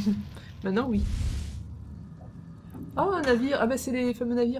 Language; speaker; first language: French; native; French